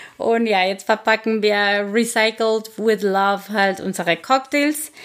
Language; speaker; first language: German; non-native, fluent; Spanish